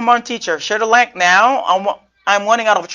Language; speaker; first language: English; non-native, fluent; Haitian Creole